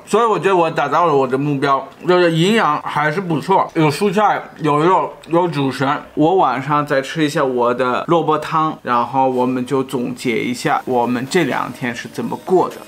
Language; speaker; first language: Chinese; non-native, fluent; German